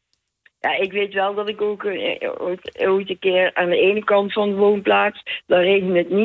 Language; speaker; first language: Dutch; native; Dutch